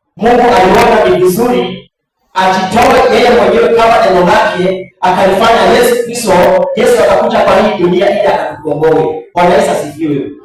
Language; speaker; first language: Swahili; non-native, local second language; Rundi